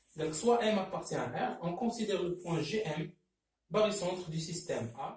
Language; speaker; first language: French; non-native, local second language; Arabic